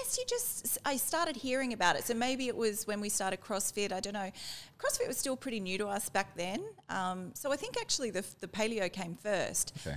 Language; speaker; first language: English; native; English